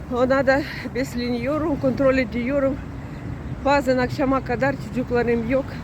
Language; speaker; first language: Turkish; non-native, learner; Russian